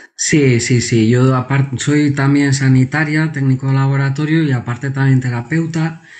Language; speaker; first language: Spanish; non-native, local second language; Basque